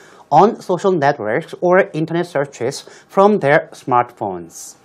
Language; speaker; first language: English; non-native, fluent; Korean